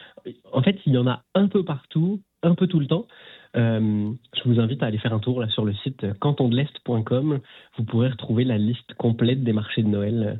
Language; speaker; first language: French; native; French